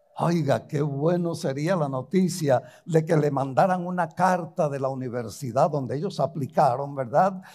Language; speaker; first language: Spanish; early bilingual, other home language; Portuguese